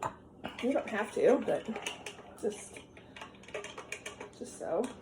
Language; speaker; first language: English; native; English